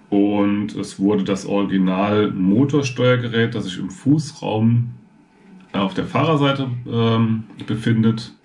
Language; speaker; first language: German; native; German